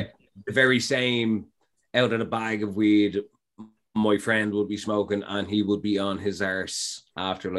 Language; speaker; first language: English; native; English